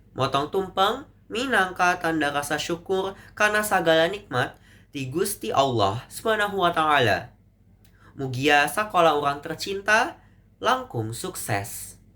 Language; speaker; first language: Sundanese; non-native, local second language; Indonesian